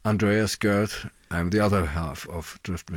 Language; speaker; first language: English; non-native, fluent; German